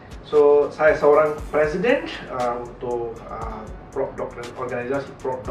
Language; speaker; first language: Indonesian; non-native, learner; Malay